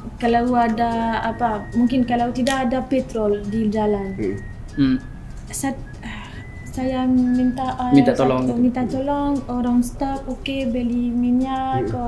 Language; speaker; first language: Indonesian; non-native, learner; French